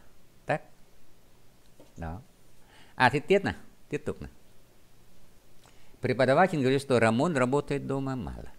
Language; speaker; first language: Russian; non-native, fluent; Vietnamese